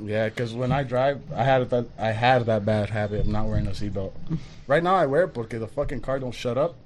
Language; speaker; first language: English; early bilingual, other home language; Spanish